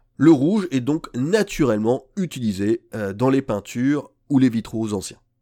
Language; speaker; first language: French; native; French